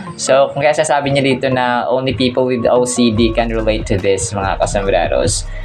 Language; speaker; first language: Filipino; non-native, local second language; Cebuano